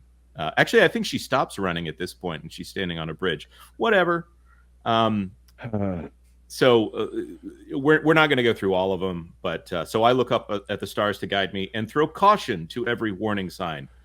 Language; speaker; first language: English; native; English